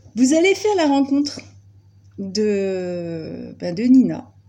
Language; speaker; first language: French; native; French